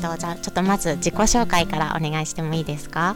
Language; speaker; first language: Japanese; native; Japanese